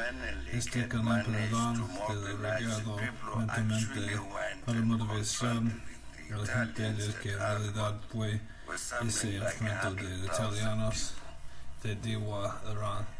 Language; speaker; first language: Spanish; non-native, learner; English